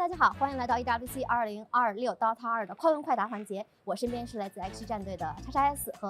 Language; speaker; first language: Chinese; native; Chinese